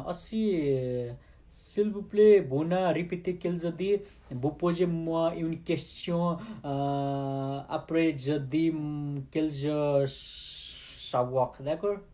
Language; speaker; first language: French; non-native, learner; Nepali